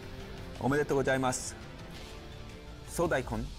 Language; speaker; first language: Japanese; non-native, learner; Korean